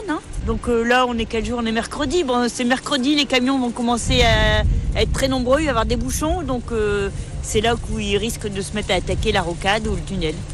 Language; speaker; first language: French; native; French